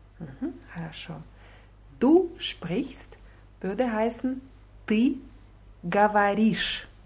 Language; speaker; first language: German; non-native, fluent; Russian